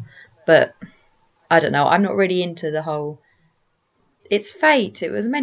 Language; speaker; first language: English; native; English